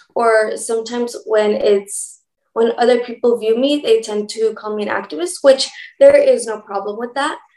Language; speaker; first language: English; early bilingual, other home language; Spanish